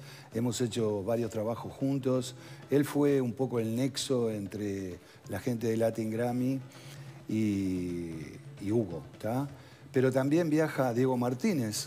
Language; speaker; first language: Spanish; native; Spanish